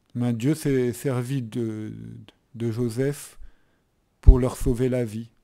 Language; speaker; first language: French; native; French